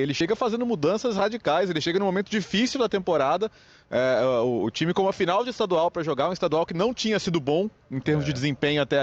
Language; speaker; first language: Portuguese; native; Portuguese